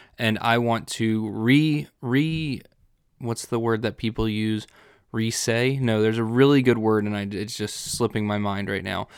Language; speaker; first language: English; native; English